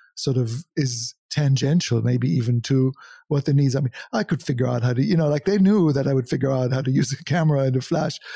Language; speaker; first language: English; non-native, fluent; German